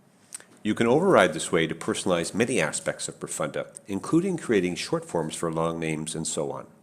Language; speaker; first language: English; native; English